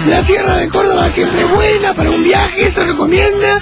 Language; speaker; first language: Spanish; native; Spanish